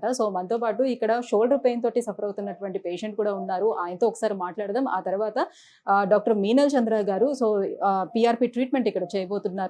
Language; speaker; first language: Telugu; native; Telugu